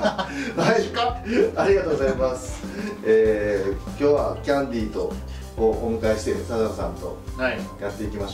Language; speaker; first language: Japanese; native; Japanese